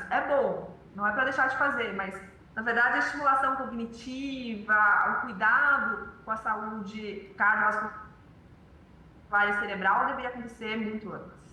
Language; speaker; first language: Portuguese; native; Portuguese